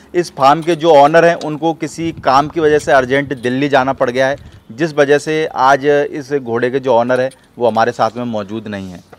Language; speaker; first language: Hindi; native; Hindi